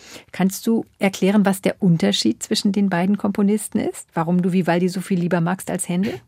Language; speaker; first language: German; native; German